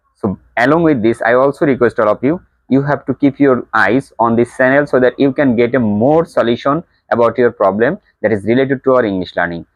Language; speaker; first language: English; non-native, local second language; Bangla